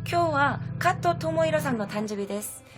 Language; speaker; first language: Japanese; non-native, fluent; Korean